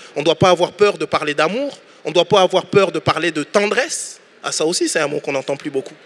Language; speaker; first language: French; native; French